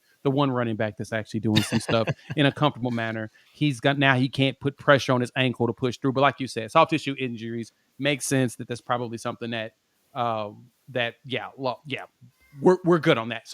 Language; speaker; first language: English; native; English